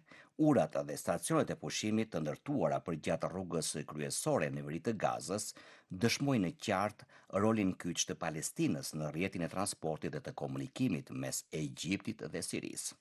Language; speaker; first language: Albanian; native; Albanian